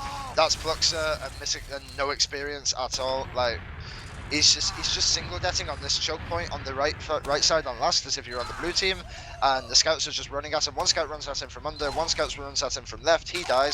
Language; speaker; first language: English; native; English